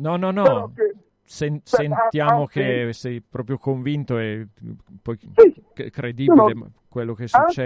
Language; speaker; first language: Italian; native; Italian